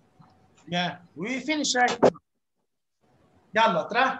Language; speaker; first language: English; non-native, learner; Arabic